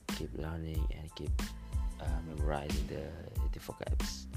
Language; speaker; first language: English; non-native, fluent; Malay